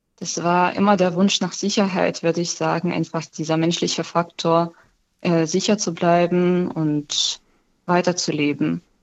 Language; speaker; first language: German; non-native, fluent; Ukrainian